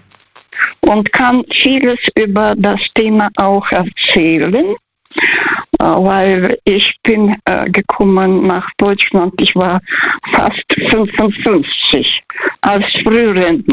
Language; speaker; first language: German; non-native, fluent; Russian